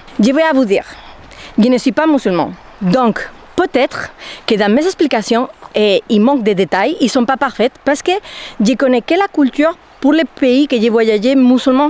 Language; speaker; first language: French; non-native, fluent; Spanish